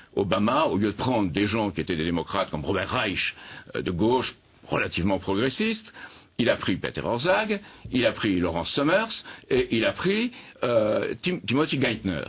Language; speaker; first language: French; native; French